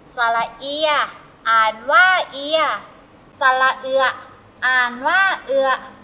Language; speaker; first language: Thai; native; Thai